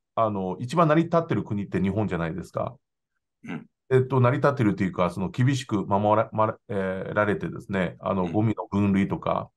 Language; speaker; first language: Japanese; non-native, fluent; Chinese